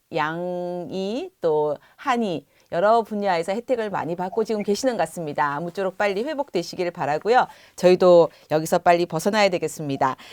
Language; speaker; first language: Korean; native; Korean